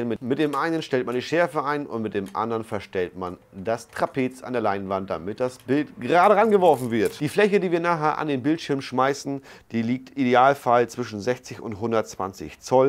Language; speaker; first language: German; native; German